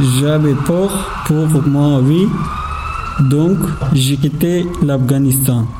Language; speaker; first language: French; non-native, learner; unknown